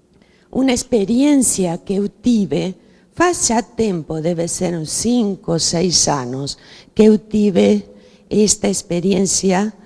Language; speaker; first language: Portuguese; non-native, fluent; Spanish